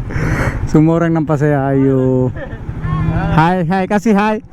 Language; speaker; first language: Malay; non-native, learner; Bangla